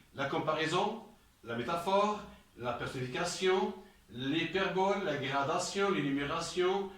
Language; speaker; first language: French; non-native, local second language; Arabic